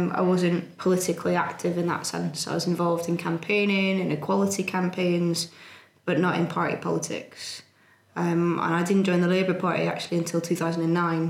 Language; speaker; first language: English; native; English